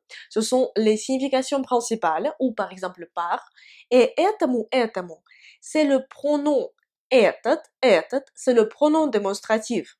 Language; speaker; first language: French; non-native, fluent; Russian